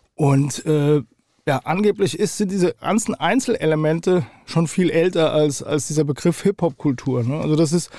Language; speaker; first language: German; native; German